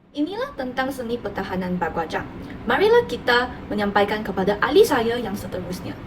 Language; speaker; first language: Malay; non-native, local second language; Chinese